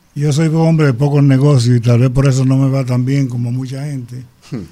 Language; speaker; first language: Spanish; native; Spanish